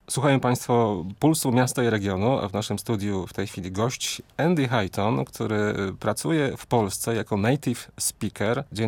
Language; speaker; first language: Polish; native; Polish